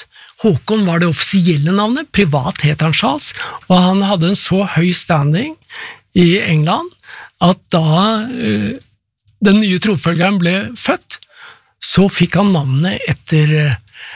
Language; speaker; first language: Norwegian; native; Norwegian